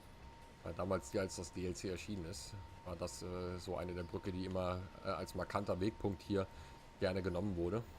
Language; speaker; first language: German; native; German